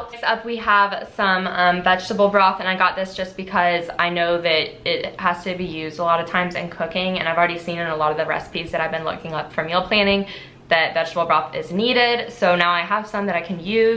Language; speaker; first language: English; native; English